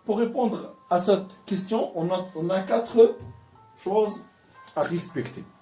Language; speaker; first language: French; non-native, local second language; Arabic